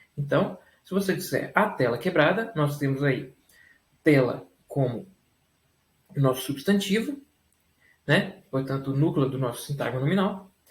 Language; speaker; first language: Portuguese; native; Portuguese